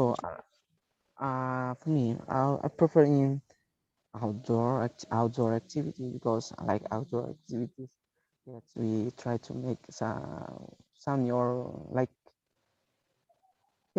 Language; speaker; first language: English; non-native, learner; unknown